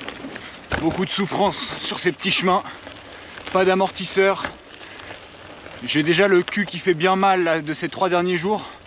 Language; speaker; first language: French; native; French